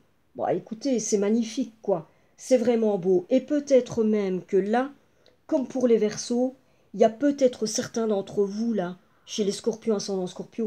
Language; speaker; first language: French; native; French